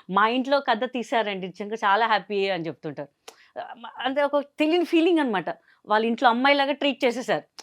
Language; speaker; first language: Telugu; non-native, fluent; Hindi